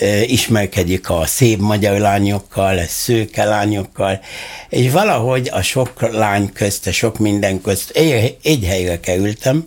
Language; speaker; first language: Hungarian; non-native, fluent; Arabic